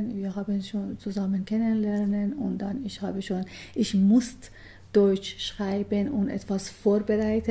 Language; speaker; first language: German; non-native, learner; Persian